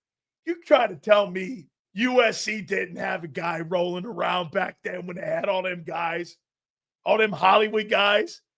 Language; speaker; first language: English; native; English